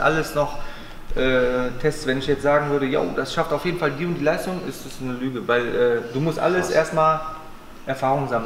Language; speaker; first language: German; native; German